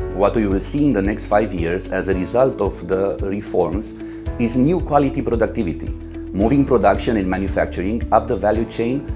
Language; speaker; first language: English; non-native, fluent; Romanian